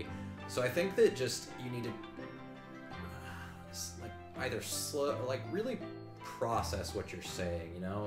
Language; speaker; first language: English; native; English